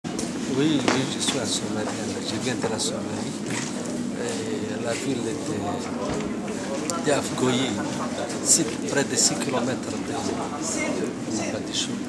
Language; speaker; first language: French; non-native, fluent; Somali